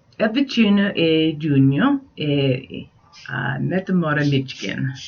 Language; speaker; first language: Italian; non-native, learner; English